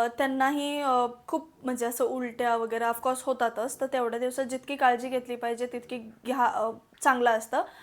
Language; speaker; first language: Marathi; non-native, local second language; Malayalam